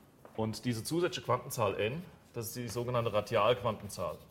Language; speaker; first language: German; native; German